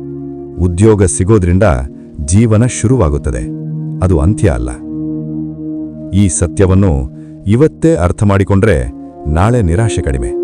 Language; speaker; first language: Kannada; native; Kannada